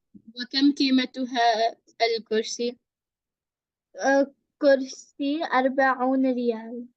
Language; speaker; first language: Arabic; non-native, learner; Urdu